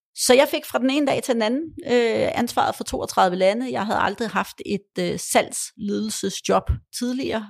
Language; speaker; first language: Danish; early bilingual, other home language; Polish